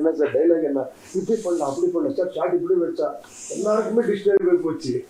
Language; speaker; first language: Tamil; non-native, learner; Kannada